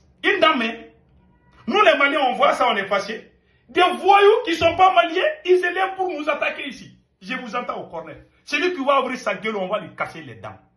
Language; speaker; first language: French; non-native, local second language; Bambara